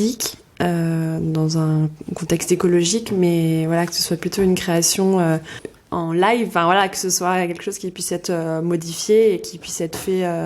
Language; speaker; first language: French; native; French